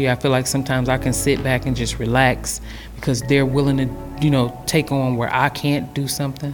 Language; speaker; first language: English; native; English